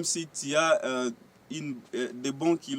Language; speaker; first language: French; non-native, local second language; Swahili